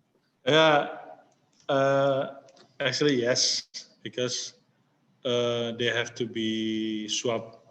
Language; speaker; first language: English; non-native, learner; Indonesian